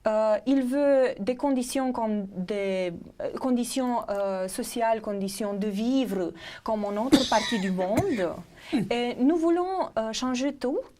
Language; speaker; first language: French; non-native, fluent; Romanian